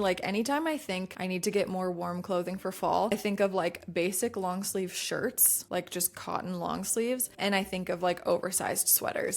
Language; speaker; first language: English; native; English